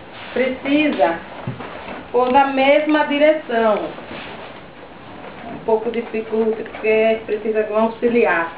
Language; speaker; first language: Portuguese; native; Portuguese